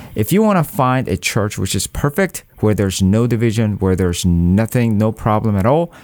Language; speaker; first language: English; non-native, fluent; Korean